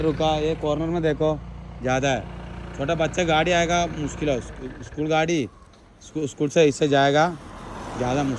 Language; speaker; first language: Hindi; non-native, learner; Malayalam